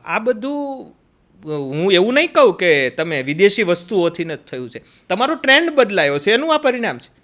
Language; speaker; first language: Gujarati; native; Gujarati